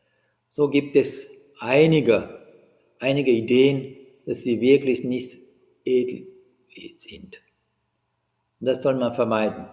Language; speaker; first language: German; non-native, fluent; Sinhala